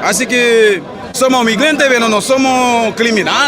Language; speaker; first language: Spanish; non-native, learner; Haitian Creole